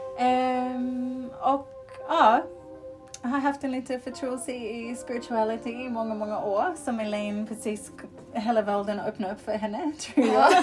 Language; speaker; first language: Swedish; non-native, fluent; English